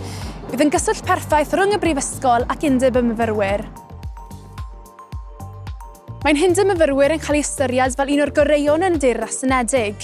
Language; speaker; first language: Welsh; native; Welsh